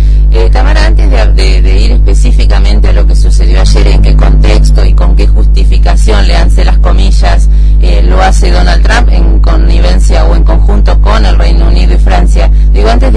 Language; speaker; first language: Spanish; native; Spanish